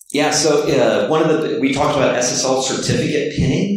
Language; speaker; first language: English; native; English